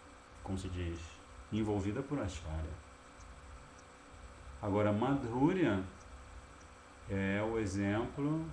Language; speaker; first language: Portuguese; native; Portuguese